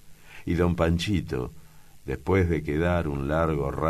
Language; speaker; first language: Spanish; native; Spanish